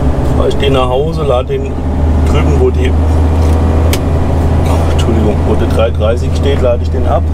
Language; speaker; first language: German; native; German